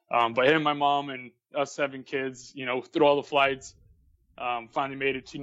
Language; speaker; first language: English; early bilingual, other home language; Russian